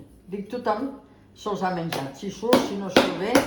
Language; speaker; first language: Catalan; native; Catalan